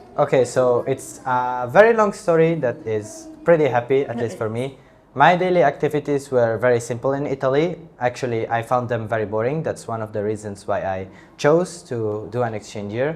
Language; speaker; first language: English; non-native, fluent; Italian